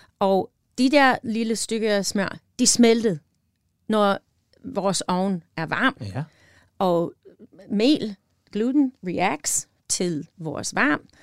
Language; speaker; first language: Danish; non-native, learner; English